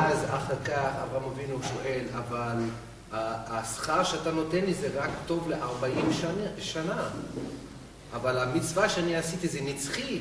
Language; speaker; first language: Hebrew; non-native, learner; English